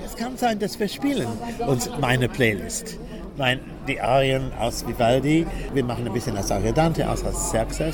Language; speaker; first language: German; non-native, learner; English